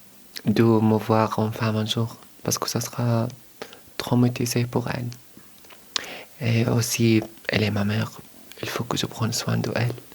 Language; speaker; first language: French; early bilingual, other home language; Arabic